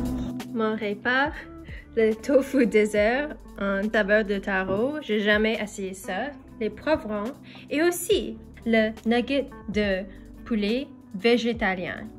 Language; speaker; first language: French; non-native, learner; English